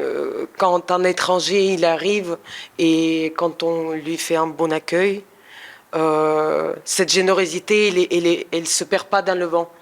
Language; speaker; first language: French; non-native, fluent; Russian